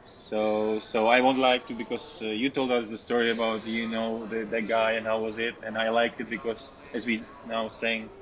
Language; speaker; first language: English; non-native, learner; Czech